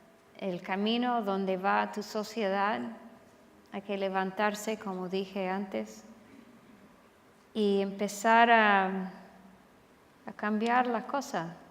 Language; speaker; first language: Spanish; non-native, fluent; English